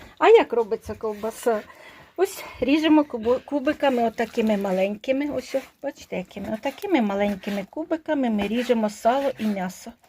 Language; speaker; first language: Ukrainian; native; Ukrainian